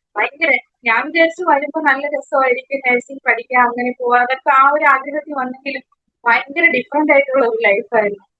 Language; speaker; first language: Malayalam; native; Malayalam